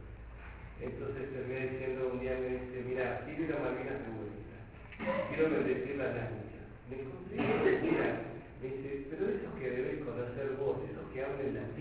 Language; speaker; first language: Spanish; native; Spanish